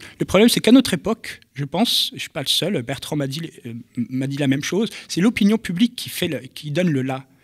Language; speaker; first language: French; native; French